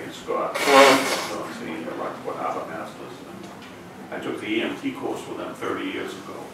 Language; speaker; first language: English; native; English